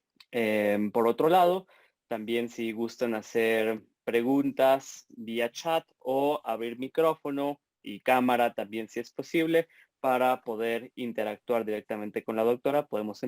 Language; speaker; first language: Spanish; native; Spanish